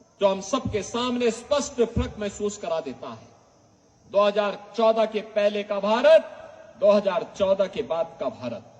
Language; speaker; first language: Hindi; native; Hindi